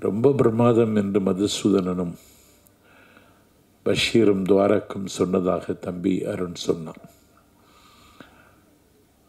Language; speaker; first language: Tamil; native; Tamil